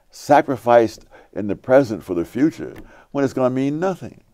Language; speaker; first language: English; native; English